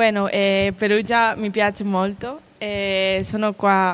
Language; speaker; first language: Italian; non-native, learner; Spanish